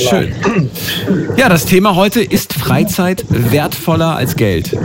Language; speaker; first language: German; native; German